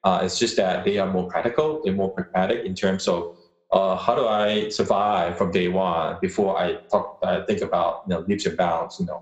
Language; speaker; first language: English; non-native, local second language; Chinese